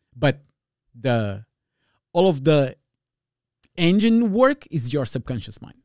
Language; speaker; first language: English; non-native, fluent; Portuguese